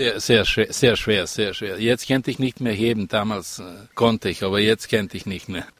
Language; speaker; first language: German; non-native, fluent; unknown